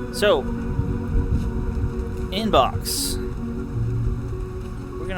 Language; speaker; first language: English; native; English